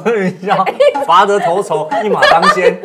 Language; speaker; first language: Chinese; native; Chinese